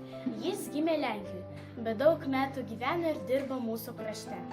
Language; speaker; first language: Lithuanian; non-native, local second language; Polish